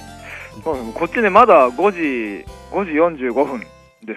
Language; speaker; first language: Japanese; native; Japanese